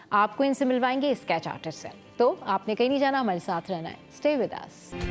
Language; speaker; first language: Urdu; native; Urdu